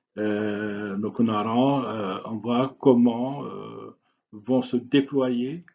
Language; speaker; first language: French; non-native, local second language; Arabic